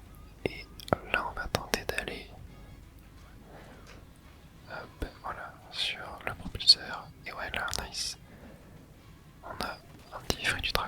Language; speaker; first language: French; native; French